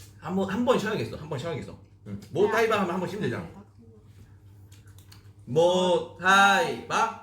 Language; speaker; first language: Korean; native; Korean